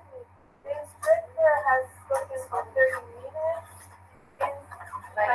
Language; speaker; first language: English; non-native, learner; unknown